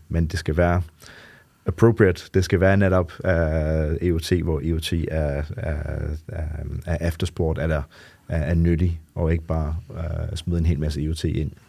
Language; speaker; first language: Danish; non-native, fluent; English